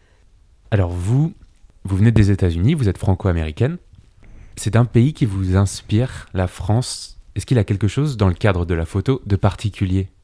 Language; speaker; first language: French; native; French